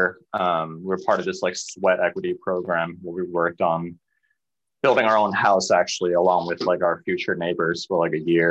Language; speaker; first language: English; early bilingual, other home language; Cantonese